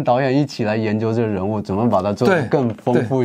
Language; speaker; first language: Chinese; native; Chinese